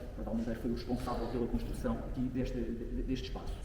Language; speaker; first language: Portuguese; native; Portuguese